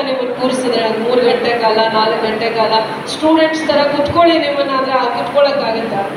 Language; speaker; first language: Kannada; native; Kannada